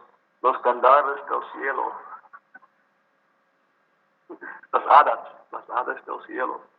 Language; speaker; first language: Spanish; non-native, learner; English